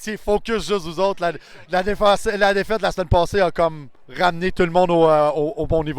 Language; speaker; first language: French; native; French